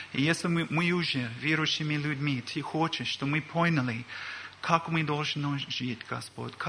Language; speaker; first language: Russian; non-native, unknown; English